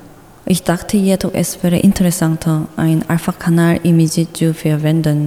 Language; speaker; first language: German; non-native, learner; Korean